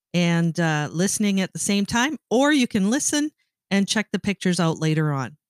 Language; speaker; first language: English; native; English